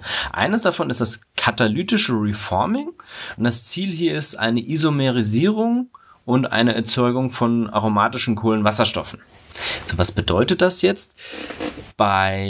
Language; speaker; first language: German; native; German